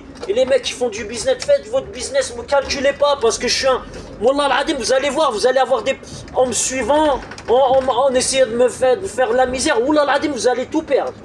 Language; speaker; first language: French; native; French